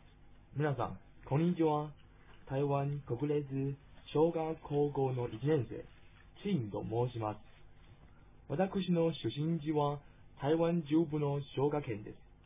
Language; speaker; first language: Japanese; non-native, learner; Chinese